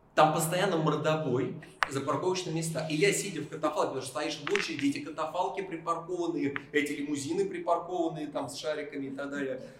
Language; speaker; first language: Russian; native; Russian